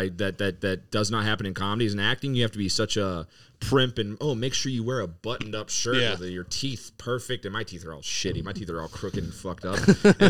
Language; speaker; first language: English; native; English